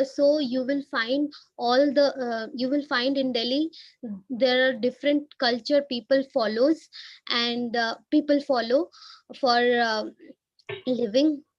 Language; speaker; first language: English; non-native, learner; Hindi